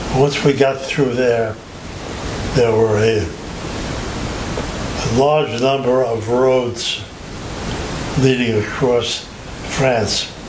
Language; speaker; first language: English; native; English